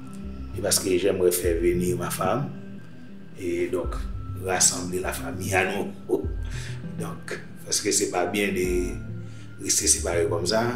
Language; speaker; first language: French; non-native, local second language; Haitian Creole